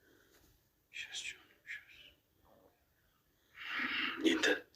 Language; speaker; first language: Russian; non-native, learner; Uzbek